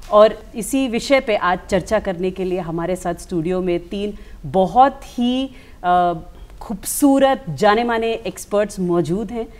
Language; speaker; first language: Hindi; native; Hindi